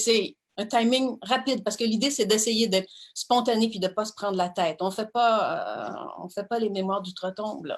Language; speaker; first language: French; native; French